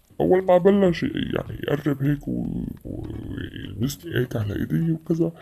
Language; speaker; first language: Arabic; native; Arabic